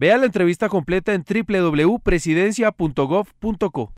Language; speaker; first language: Spanish; native; Spanish